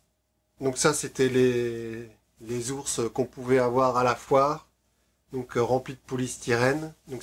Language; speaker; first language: French; native; French